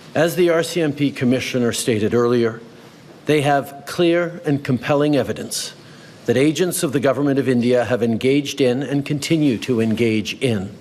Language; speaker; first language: English; native; English